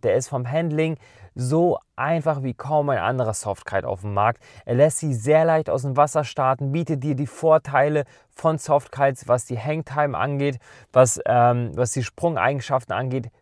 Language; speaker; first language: German; native; German